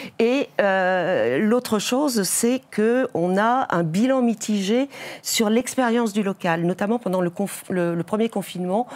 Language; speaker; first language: French; native; French